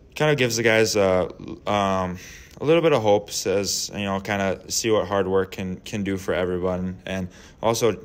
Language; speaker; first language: English; native; English